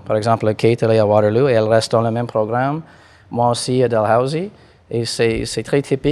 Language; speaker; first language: French; non-native, fluent; English